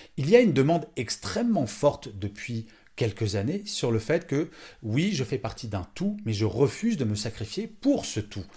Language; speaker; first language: French; native; French